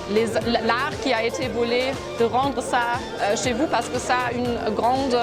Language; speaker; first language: French; non-native, fluent; German